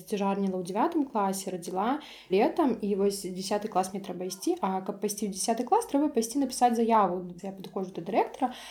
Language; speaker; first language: Belarusian; native; Belarusian